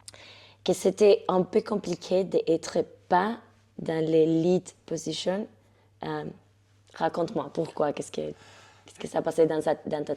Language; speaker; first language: French; non-native, fluent; Spanish